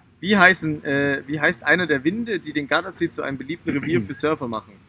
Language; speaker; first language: German; native; German